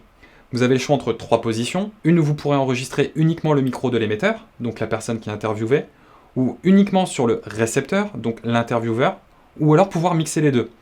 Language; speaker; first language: French; native; French